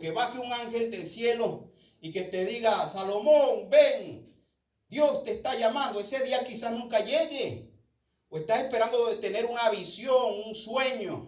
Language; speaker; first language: Spanish; native; Spanish